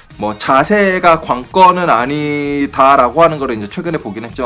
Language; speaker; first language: Korean; native; Korean